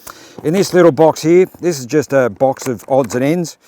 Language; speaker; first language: English; native; English